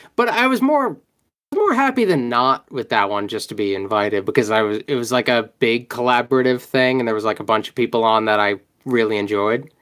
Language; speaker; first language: English; native; English